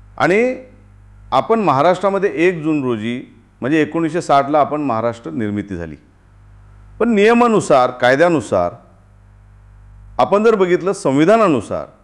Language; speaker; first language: Marathi; non-native, local second language; Lambadi